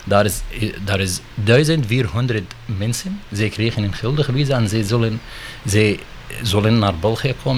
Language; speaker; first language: Dutch; non-native, learner; Arabic